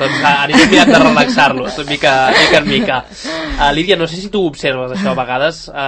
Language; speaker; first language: Catalan; native; Catalan